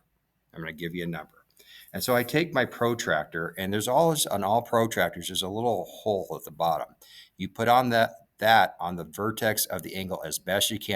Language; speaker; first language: English; native; English